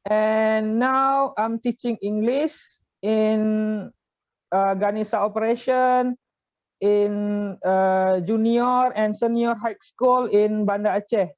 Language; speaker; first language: English; non-native, fluent; Indonesian